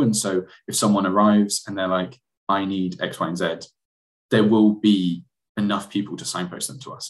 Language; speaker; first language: English; native; English